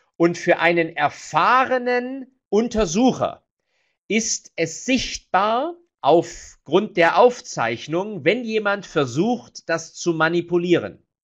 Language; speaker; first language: German; native; German